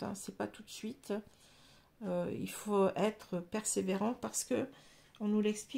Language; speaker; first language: French; native; French